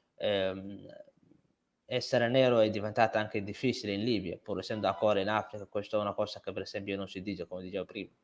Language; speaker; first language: Italian; non-native, fluent; Somali